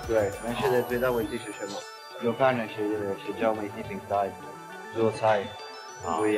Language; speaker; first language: Chinese; non-native, learner; Italian